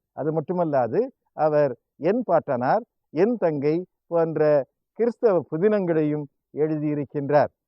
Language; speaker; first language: Tamil; native; Tamil